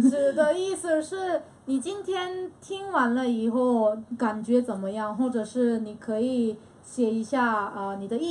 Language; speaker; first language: Chinese; non-native, fluent; Korean